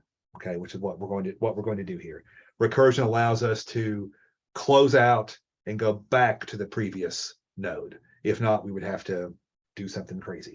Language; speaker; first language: English; native; English